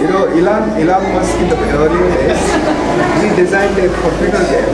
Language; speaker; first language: English; non-native, local second language; Telugu